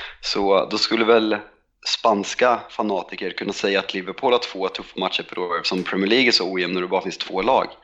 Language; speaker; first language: Swedish; native; Swedish